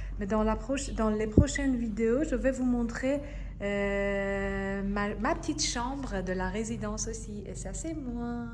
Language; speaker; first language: French; non-native, fluent; Persian